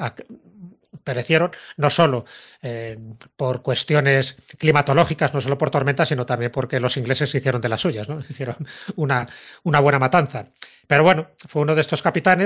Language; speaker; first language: Spanish; native; Spanish